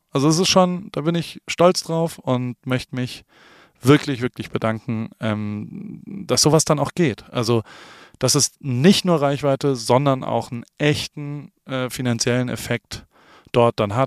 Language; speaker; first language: German; native; German